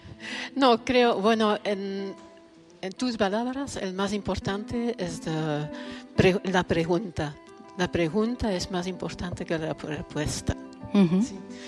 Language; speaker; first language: Spanish; non-native, learner; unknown